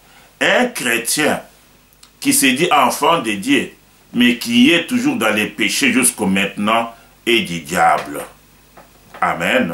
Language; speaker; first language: French; non-native, local second language; Lingala